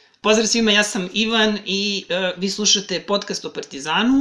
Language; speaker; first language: Serbian; native; Serbian